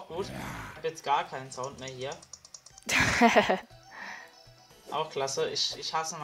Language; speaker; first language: German; native; German